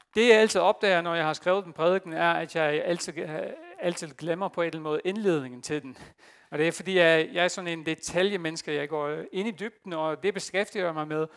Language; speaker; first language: Danish; non-native, fluent; Dutch